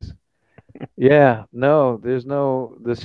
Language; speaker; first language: English; native; English